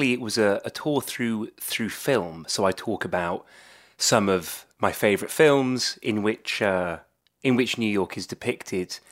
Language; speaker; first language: English; native; English